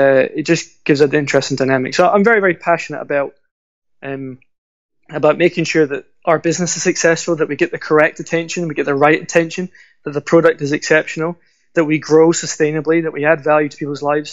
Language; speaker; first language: English; native; English